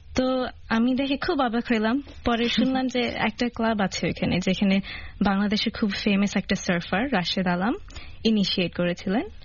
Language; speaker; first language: Bangla; early bilingual, heritage; Bangla